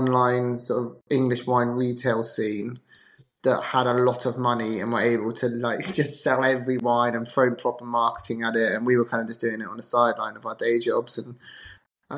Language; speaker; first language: English; native; English